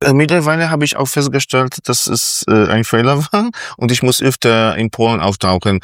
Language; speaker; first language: German; non-native, fluent; Polish